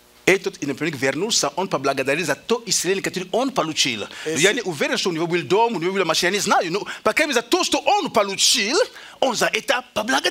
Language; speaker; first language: Russian; native; Russian